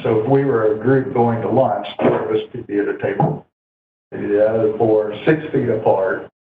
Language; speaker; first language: English; native; English